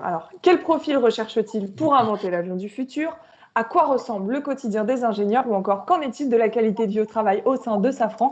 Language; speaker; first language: French; native; French